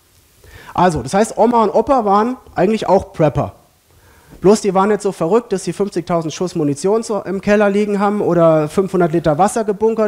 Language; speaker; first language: German; native; German